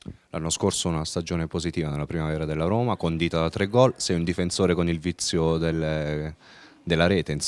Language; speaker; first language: Italian; native; Italian